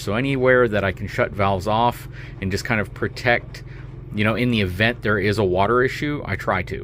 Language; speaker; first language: English; native; English